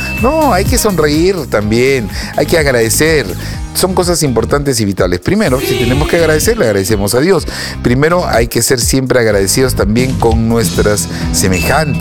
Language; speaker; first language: Spanish; native; Spanish